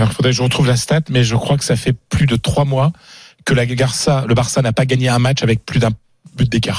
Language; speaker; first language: French; native; French